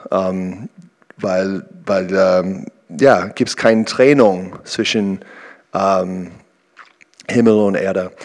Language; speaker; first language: German; non-native, learner; English